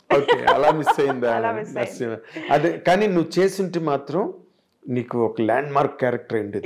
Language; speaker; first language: Telugu; native; Telugu